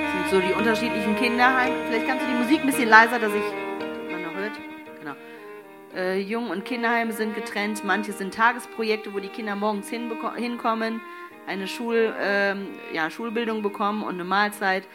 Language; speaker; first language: German; early bilingual, other home language; Tamil